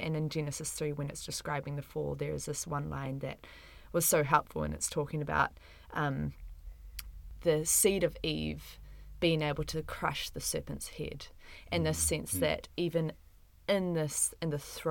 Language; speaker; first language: English; native; English